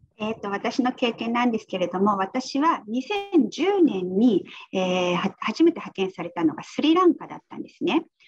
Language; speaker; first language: Japanese; native; Japanese